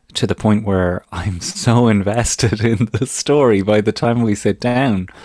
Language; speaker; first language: English; native; English